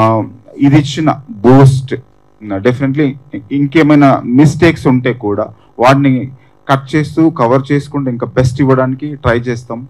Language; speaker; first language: Telugu; native; Telugu